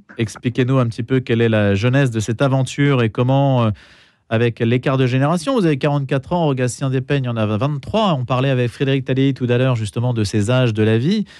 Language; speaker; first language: French; native; French